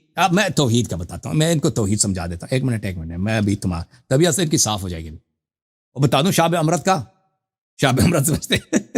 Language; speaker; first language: Urdu; non-native, fluent; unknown